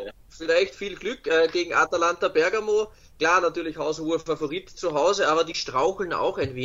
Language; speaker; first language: German; native; German